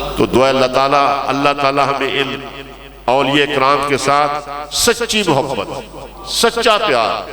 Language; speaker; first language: Urdu; non-native, local second language; Punjabi